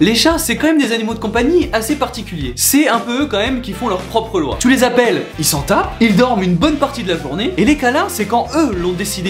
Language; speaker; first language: French; native; French